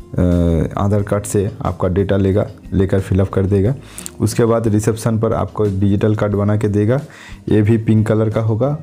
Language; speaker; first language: Hindi; non-native, local second language; Bangla